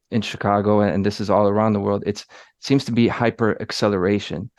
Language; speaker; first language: English; early bilingual, other home language; Polish